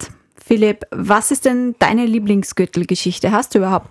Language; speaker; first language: German; native; German